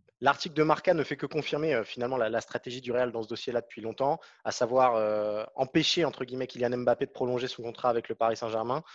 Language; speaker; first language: French; native; French